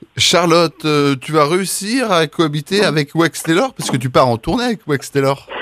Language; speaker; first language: French; native; French